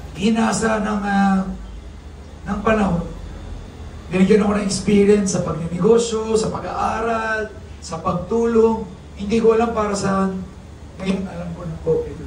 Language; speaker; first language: Filipino; native; Filipino